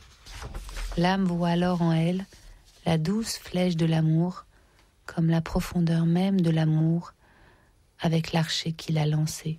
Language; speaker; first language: French; native; French